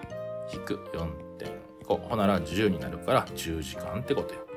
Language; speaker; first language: Japanese; native; Japanese